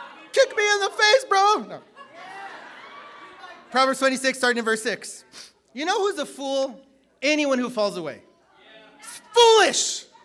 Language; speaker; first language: English; native; English